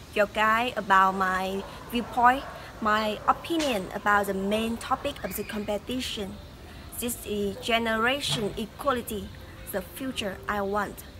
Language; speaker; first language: English; non-native, fluent; Vietnamese